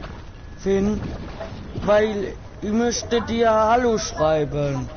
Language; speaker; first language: German; non-native, learner; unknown